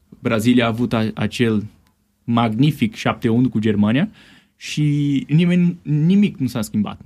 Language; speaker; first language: Romanian; non-native, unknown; Portuguese